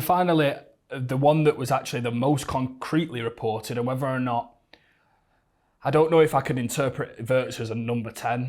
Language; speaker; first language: English; native; English